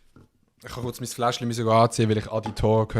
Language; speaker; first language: German; native; German